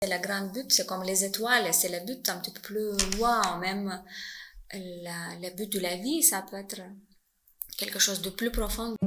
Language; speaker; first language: French; non-native, fluent; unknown